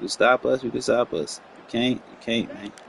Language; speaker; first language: English; native; English